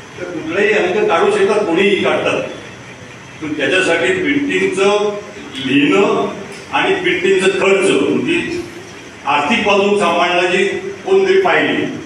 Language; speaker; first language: Marathi; native; Marathi